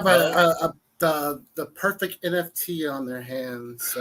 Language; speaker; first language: English; native; English